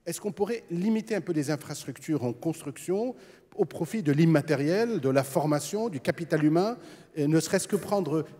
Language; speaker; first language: French; non-native, local second language; Arabic